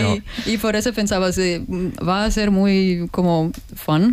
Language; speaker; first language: Spanish; non-native, learner; Russian